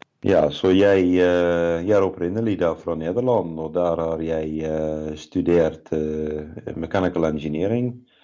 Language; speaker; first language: Norwegian; non-native, fluent; Dutch